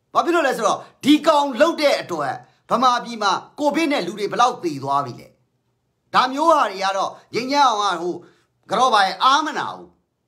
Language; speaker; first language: Burmese; native; Burmese